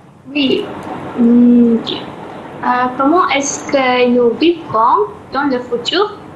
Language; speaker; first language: French; non-native, learner; Malay